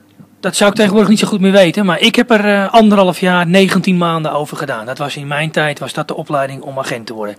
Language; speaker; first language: Dutch; native; Dutch